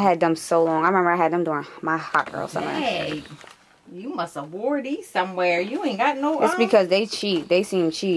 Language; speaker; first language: English; native; English